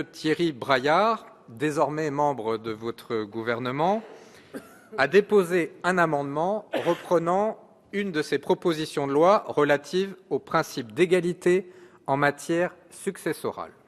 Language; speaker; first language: French; native; French